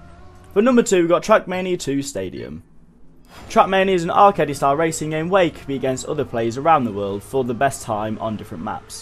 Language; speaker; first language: English; native; English